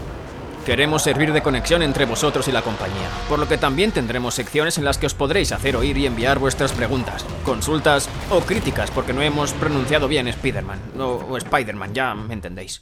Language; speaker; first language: Spanish; native; Spanish